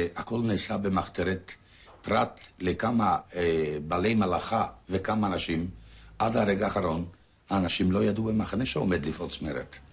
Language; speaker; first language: Hebrew; non-native, fluent; Polish